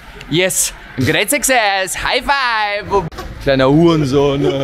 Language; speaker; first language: English; non-native, fluent; German